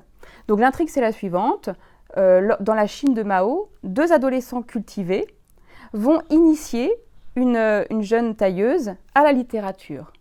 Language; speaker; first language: French; native; French